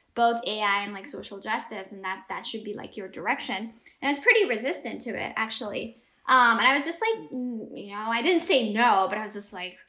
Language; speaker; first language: English; early bilingual, other home language; Amharic